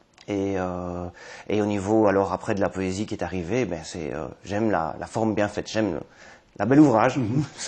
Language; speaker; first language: French; native; French